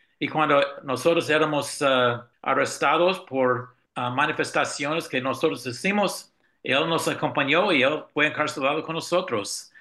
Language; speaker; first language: Spanish; non-native, fluent; English